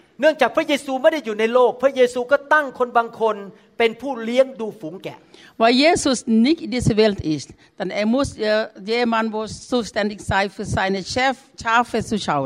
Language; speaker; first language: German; non-native, learner; Thai